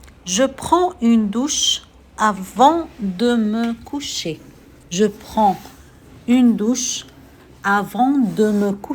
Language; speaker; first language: French; non-native, fluent; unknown